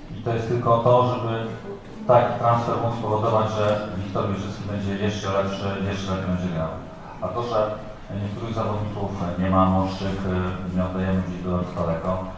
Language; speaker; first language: Polish; native; Polish